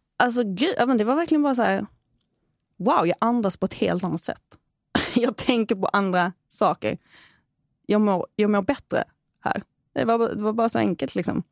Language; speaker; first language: Swedish; native; Swedish